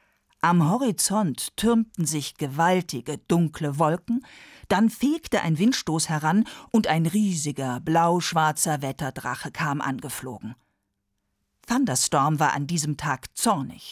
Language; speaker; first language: German; native; German